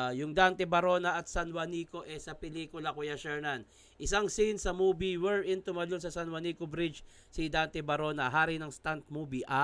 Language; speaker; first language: Filipino; native; Filipino